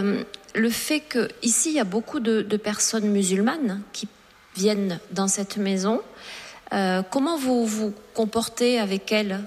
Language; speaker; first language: French; native; French